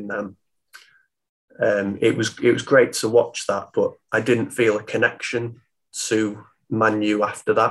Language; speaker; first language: English; native; English